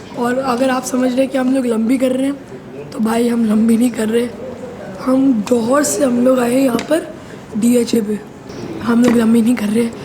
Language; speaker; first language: Urdu; native; Urdu